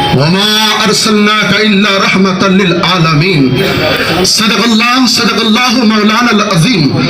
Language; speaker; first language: Urdu; native; Urdu